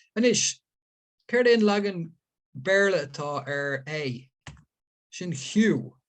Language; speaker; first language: Irish; non-native, local second language; English